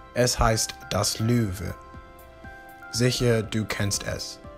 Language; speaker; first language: German; non-native, learner; Spanish